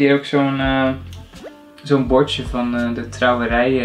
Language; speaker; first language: Dutch; native; Dutch